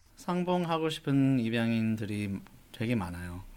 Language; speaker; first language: Korean; non-native, fluent; English